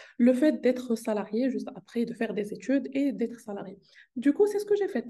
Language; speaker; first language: French; non-native, local second language; Arabic